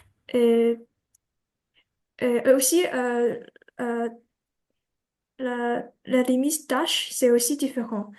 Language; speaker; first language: French; non-native, learner; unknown